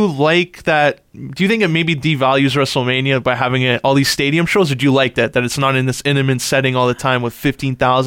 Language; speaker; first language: English; native; English